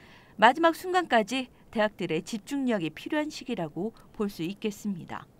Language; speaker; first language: Korean; native; Korean